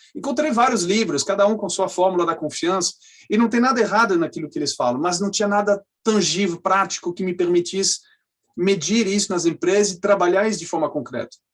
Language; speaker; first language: Portuguese; non-native, fluent; French